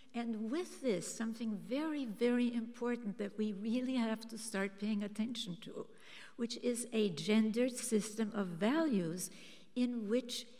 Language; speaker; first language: English; early bilingual, other home language; German